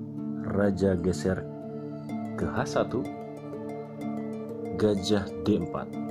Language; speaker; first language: Indonesian; native; Indonesian